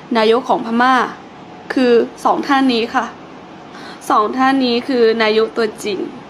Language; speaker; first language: Thai; non-native, fluent; Burmese